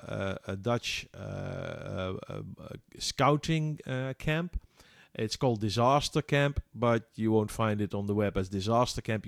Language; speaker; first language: English; non-native, fluent; Dutch